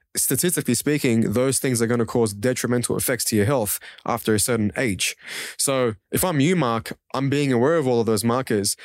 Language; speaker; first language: English; non-native, local second language; Kurdish